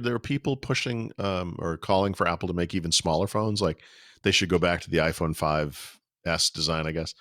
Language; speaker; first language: English; native; English